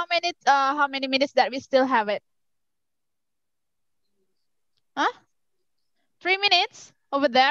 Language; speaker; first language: English; non-native, learner; Indonesian